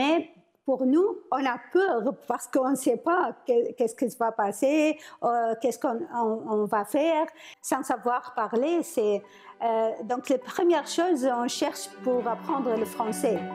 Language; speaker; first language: French; non-native, learner; Arabic